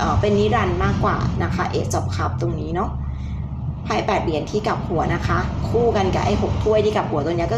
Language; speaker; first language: Thai; native; Thai